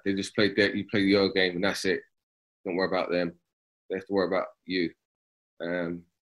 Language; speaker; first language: English; native; English